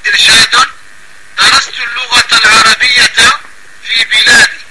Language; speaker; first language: Arabic; non-native, fluent; French